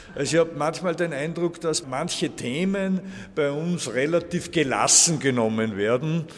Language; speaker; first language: German; native; German